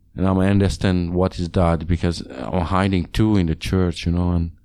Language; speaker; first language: English; non-native, learner; Hungarian